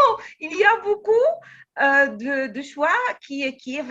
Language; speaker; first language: French; non-native, learner; Arabic